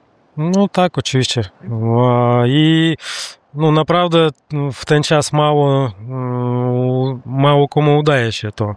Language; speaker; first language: Polish; non-native, learner; Russian